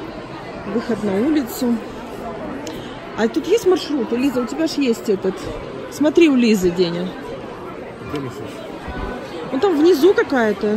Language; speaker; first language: Russian; native; Russian